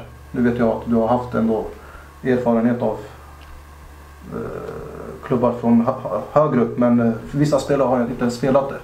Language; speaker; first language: Swedish; native; Swedish